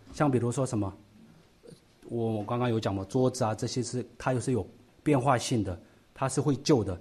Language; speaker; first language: Chinese; non-native, local second language; Tibetan